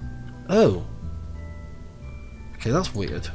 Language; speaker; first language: English; native; English